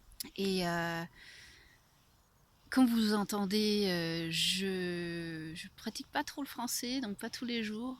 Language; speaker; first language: French; non-native, fluent; English